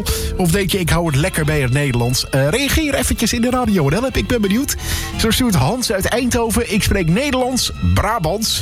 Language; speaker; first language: Dutch; native; Dutch